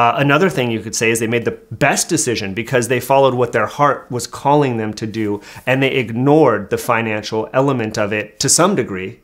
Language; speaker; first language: English; native; English